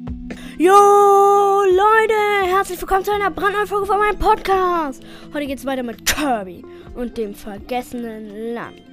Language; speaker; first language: German; native; German